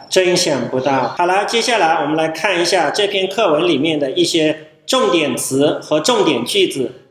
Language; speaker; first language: Chinese; non-native, fluent; Thai